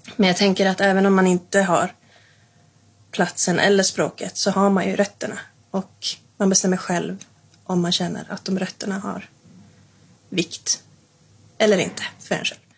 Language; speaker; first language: Swedish; native; Swedish